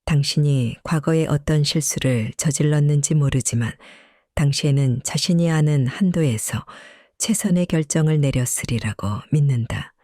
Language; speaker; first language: Korean; native; Korean